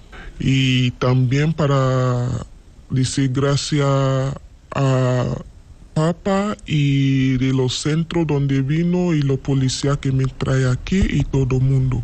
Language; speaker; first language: Spanish; non-native, learner; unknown